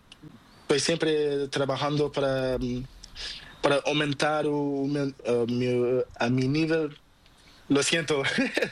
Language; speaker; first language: Spanish; non-native, learner; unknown